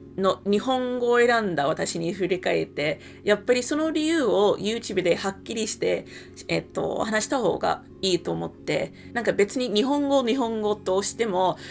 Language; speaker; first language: Japanese; non-native, fluent; English